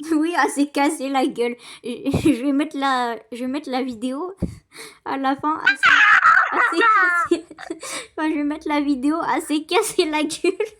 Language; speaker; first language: French; native; French